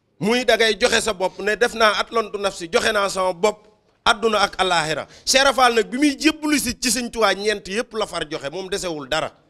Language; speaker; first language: Wolof; native; Wolof